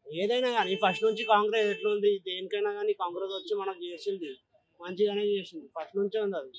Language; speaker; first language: Telugu; native; Telugu